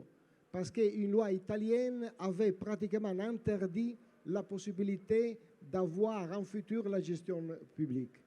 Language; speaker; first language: French; non-native, learner; Italian